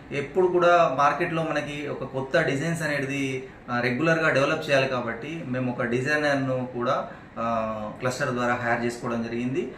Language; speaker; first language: Telugu; native; Telugu